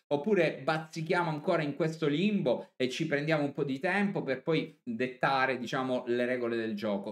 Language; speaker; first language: Italian; native; Italian